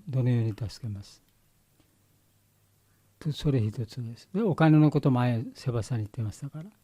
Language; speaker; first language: Japanese; non-native, learner; Bangla